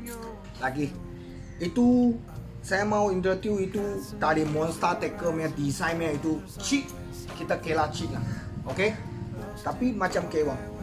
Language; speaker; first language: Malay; non-native, local second language; Chinese